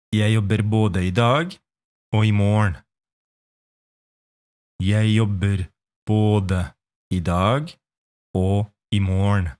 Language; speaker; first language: Norwegian; non-native, fluent; Polish